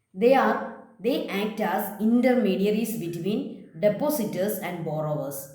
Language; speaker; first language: English; non-native, local second language; Malayalam